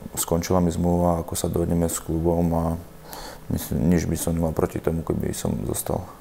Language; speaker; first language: Slovak; native; Slovak